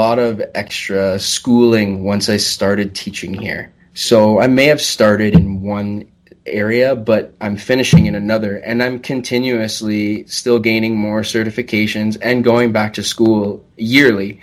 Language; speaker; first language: English; native; English